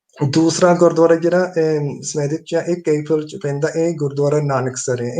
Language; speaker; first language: Punjabi; early bilingual, heritage; Punjabi